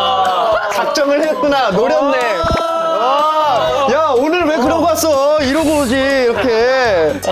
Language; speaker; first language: Korean; native; Korean